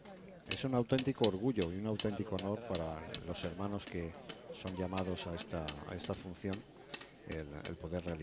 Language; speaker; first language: Spanish; native; Spanish